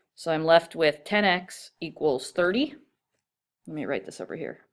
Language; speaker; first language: English; native; English